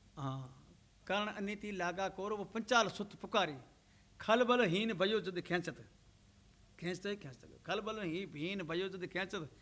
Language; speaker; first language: Hindi; non-native, local second language; Rajasthani